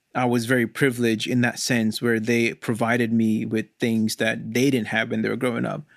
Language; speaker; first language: English; non-native, local second language; Hindi